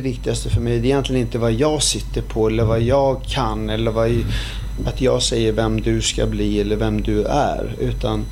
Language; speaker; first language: Swedish; early bilingual, other home language; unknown